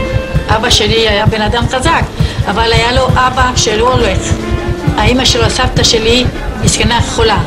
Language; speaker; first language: Hebrew; non-native, fluent; Ladino